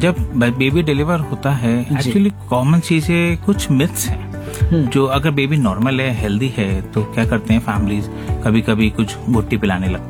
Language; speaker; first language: Hindi; native; Hindi